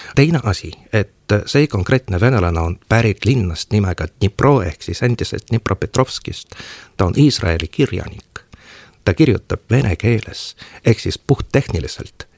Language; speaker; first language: Estonian; non-native, local second language; Russian